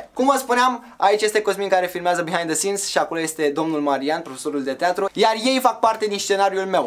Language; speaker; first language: Romanian; native; Romanian